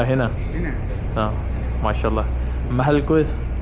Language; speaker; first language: Arabic; non-native, learner; Urdu